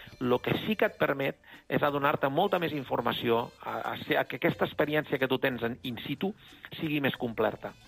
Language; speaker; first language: Catalan; native; Catalan